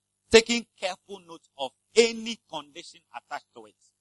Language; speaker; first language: English; non-native, local second language; Akan